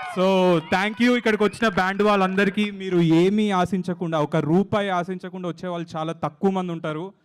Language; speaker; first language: Telugu; native; Telugu